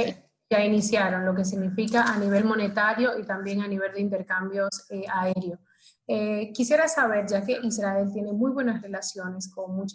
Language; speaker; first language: Spanish; native; Spanish